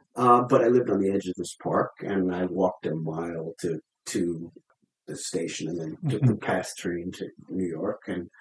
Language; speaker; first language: English; native; English